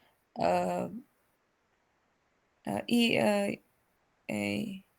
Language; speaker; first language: French; non-native, learner; Hindi